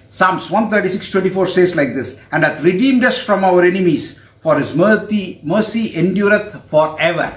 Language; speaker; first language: English; non-native, local second language; Tamil